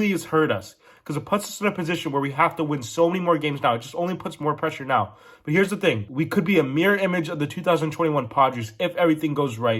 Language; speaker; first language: English; native; English